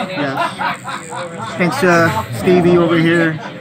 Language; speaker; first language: English; native; English